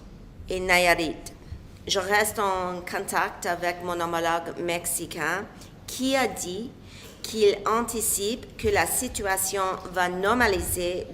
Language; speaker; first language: French; non-native, local second language; English